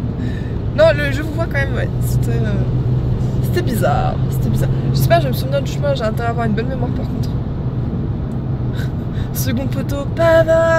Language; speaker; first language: French; native; French